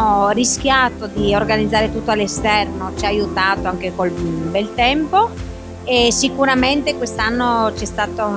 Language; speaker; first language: Italian; native; Italian